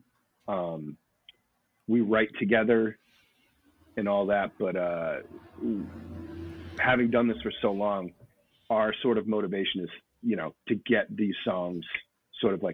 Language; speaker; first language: English; native; English